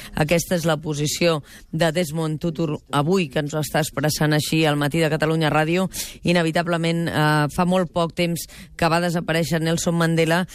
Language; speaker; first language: Catalan; native; Catalan